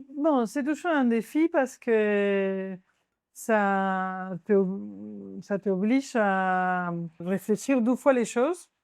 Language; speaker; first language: French; non-native, fluent; Spanish